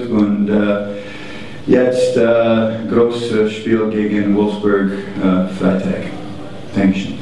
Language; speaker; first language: German; non-native, learner; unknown